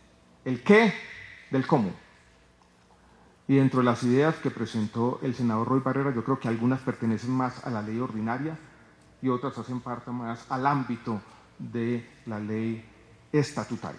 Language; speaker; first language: Spanish; native; Spanish